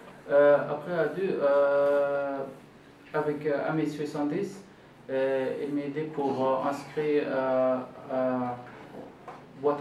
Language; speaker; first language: French; non-native, learner; Arabic